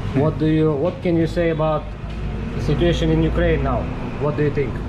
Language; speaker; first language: English; non-native, learner; Ukrainian